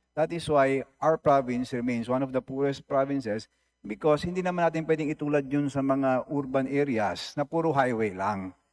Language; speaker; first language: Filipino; non-native, local second language; Cebuano